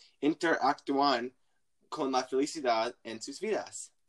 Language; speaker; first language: Spanish; non-native, learner; English